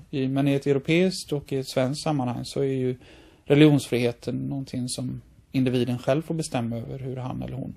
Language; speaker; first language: Swedish; native; Swedish